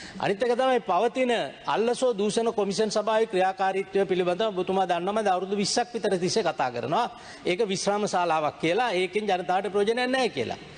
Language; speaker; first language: Sinhala; native; Sinhala